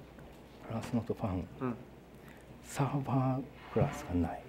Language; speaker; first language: English; non-native, learner; Japanese